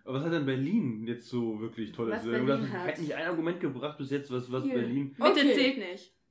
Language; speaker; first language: German; native; German